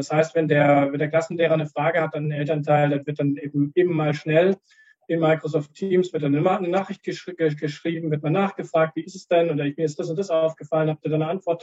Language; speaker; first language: German; native; German